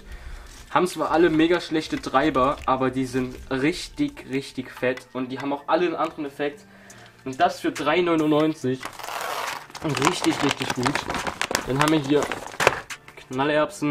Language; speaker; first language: German; native; German